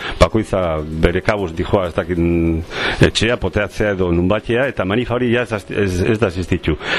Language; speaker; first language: Basque; non-native, local second language; Spanish